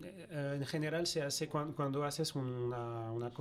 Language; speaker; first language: Spanish; non-native, learner; French